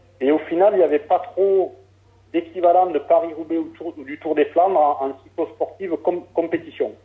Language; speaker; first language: French; native; French